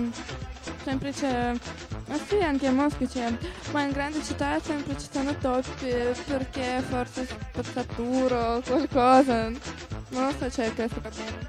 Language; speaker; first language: Italian; non-native, learner; Russian